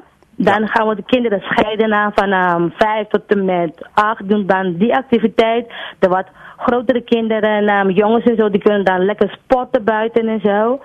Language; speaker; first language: Dutch; non-native, local second language; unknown